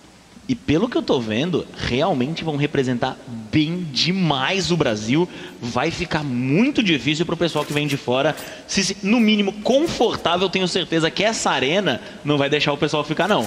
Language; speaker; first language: Portuguese; native; Portuguese